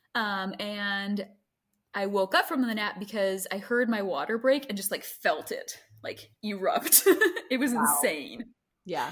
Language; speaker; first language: English; native; English